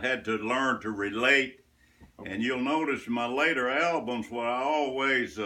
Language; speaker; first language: English; native; English